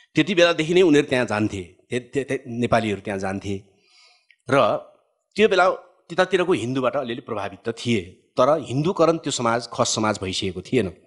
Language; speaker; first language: Nepali; native; Nepali